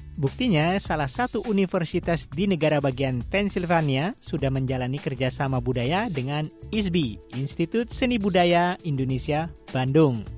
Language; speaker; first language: Indonesian; native; Indonesian